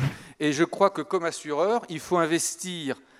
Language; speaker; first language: French; native; French